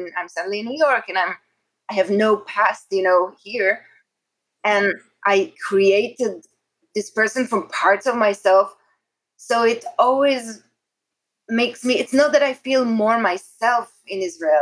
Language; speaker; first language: English; non-native, fluent; Hebrew